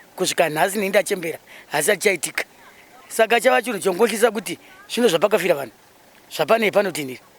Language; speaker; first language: Shona; native; Shona